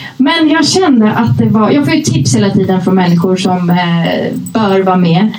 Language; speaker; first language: Swedish; early bilingual, other home language; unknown